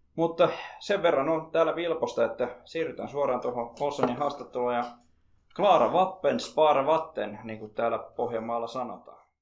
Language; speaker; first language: Finnish; native; Finnish